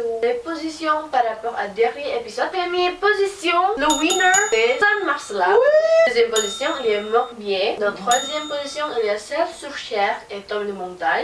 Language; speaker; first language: French; non-native, learner; Indonesian